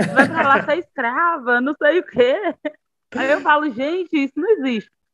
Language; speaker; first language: Portuguese; native; Portuguese